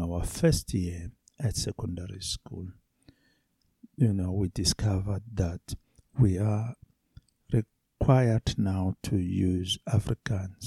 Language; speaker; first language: English; non-native, local second language; Zulu